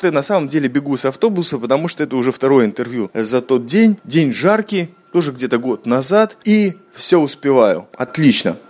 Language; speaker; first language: Russian; native; Russian